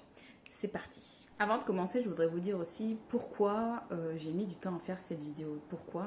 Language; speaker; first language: French; native; French